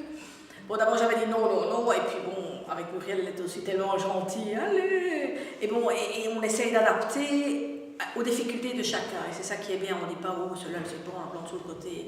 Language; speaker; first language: French; native; French